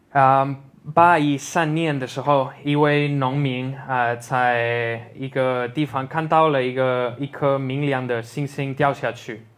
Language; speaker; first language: Chinese; non-native, fluent; Spanish